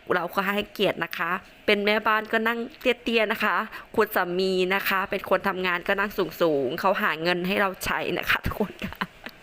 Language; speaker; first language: Thai; non-native, local second language; Northern Khmer